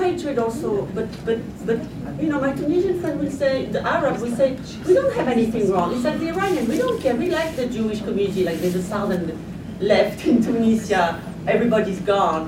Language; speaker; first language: English; non-native, fluent; French